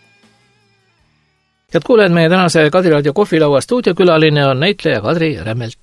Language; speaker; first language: Estonian; native; Estonian